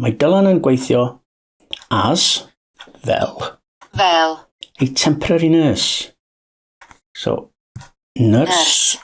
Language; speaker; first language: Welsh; non-native, learner; English